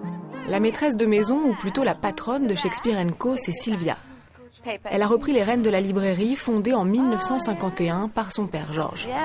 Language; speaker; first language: French; native; French